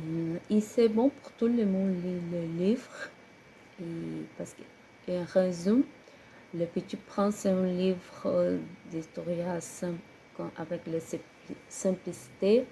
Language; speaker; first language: French; non-native, learner; Portuguese